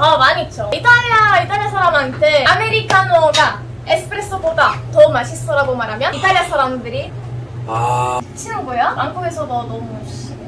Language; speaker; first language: Korean; non-native, learner; Italian